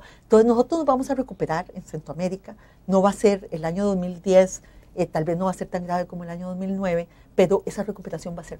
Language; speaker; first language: Spanish; native; Spanish